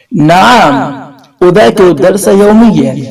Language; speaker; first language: Arabic; non-native, fluent; Urdu